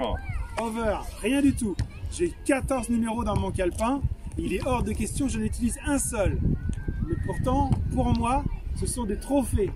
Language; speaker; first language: French; native; French